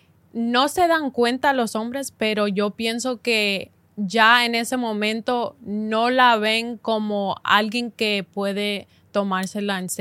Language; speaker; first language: Spanish; early bilingual, heritage; Spanish